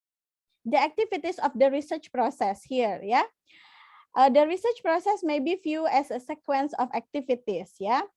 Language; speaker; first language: English; non-native, fluent; Indonesian